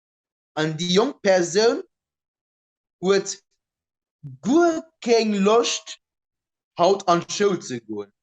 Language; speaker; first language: German; non-native, local second language; Luxembourgish